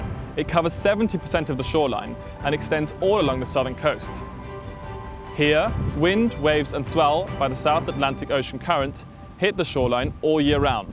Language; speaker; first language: English; non-native, fluent; German